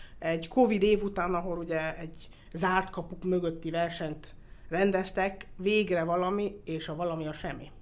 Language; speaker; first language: Hungarian; early bilingual, heritage; Hungarian